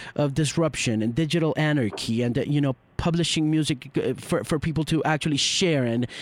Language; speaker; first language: English; non-native, fluent; Spanish